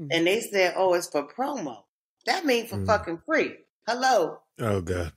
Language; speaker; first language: English; native; English